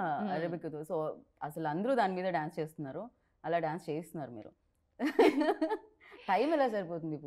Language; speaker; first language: Telugu; native; Telugu